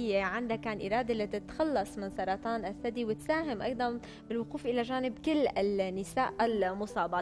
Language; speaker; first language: Arabic; native; Arabic